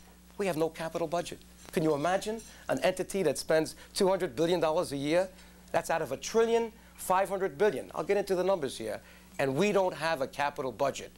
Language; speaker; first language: English; native; English